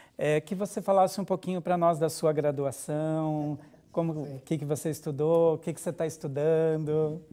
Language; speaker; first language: Portuguese; native; Portuguese